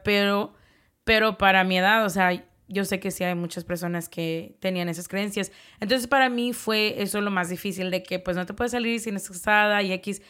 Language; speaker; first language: Spanish; early bilingual, heritage; Spanish